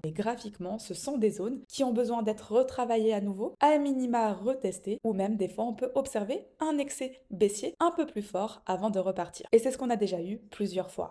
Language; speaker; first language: French; native; French